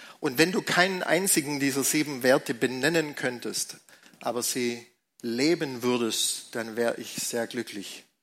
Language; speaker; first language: German; native; German